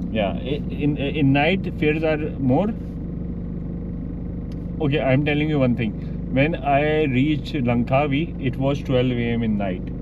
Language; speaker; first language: English; non-native, local second language; Urdu